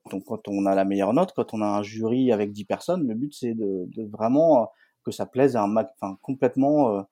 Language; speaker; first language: French; native; French